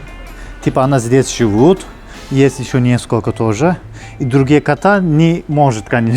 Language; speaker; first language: Russian; non-native, fluent; Turkish